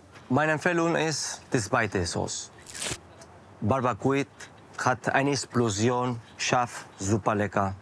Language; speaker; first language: German; non-native, learner; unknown